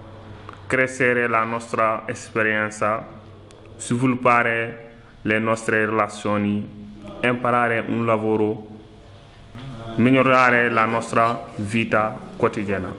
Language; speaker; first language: Italian; non-native, learner; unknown